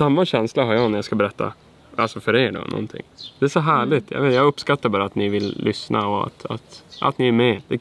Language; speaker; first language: Swedish; native; Swedish